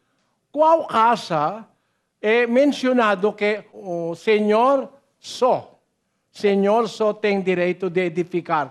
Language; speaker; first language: Portuguese; non-native, learner; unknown